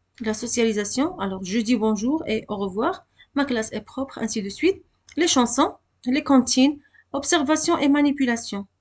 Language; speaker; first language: French; non-native, local second language; Arabic